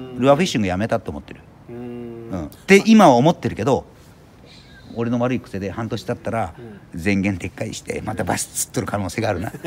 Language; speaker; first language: Japanese; native; Japanese